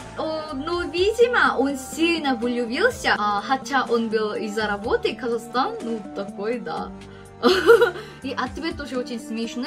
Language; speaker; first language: Russian; non-native, fluent; Korean